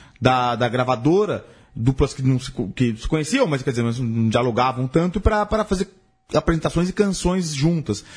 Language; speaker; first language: Portuguese; native; Portuguese